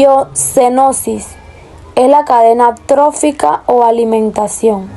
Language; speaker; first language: Spanish; native; Spanish